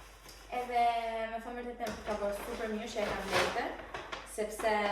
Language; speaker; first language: Albanian; early bilingual, heritage; Albanian